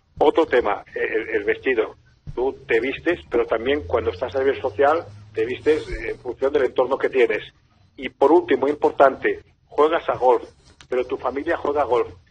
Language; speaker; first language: Spanish; non-native, local second language; Catalan